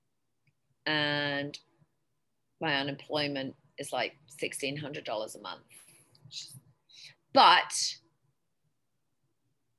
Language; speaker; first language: English; native; English